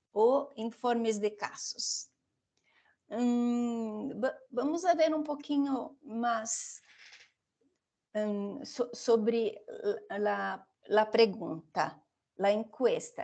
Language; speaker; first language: Spanish; non-native, fluent; Portuguese